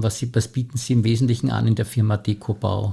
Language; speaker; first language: German; native; German